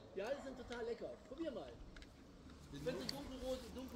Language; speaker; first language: German; native; German